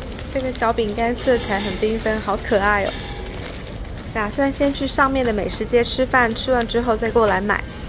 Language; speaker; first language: Chinese; native; Chinese